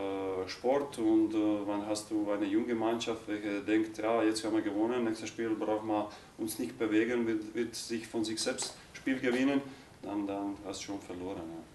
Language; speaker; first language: German; non-native, learner; Croatian